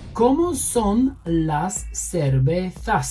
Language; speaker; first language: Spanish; non-native, fluent; Bulgarian